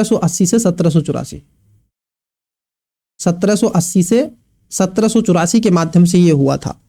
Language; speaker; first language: Hindi; native; Hindi